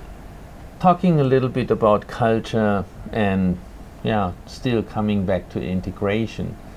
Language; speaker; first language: English; non-native, fluent; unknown